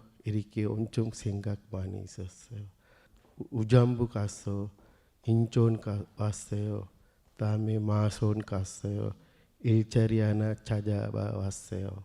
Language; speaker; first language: Korean; non-native, learner; Sinhala